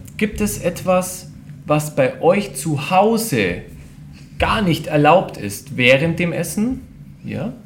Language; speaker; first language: German; native; German